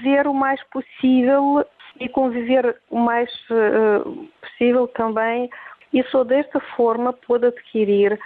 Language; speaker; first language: Portuguese; non-native, fluent; Russian